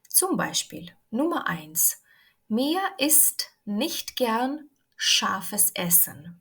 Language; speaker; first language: German; non-native, fluent; Ukrainian